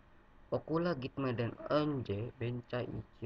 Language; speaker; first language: Turkish; non-native, learner; Indonesian